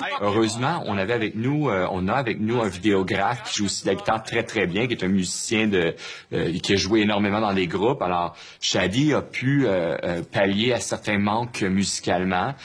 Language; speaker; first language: French; native; French